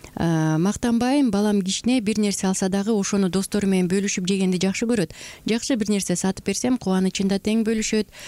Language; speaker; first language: Kyrgyz; native; Kyrgyz